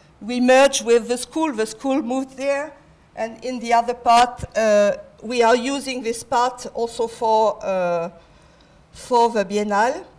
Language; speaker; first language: English; non-native, fluent; French